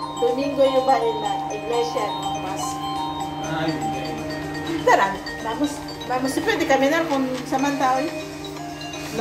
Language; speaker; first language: Spanish; non-native, learner; Filipino